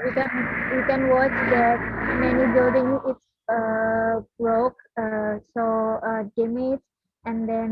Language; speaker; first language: English; non-native, learner; Indonesian